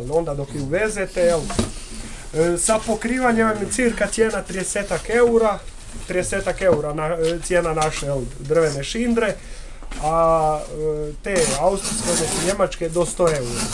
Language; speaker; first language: Croatian; native; Croatian